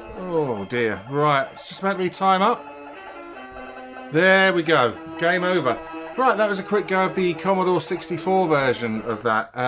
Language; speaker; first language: English; native; English